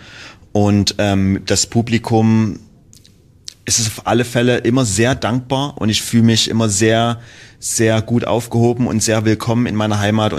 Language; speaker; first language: German; native; German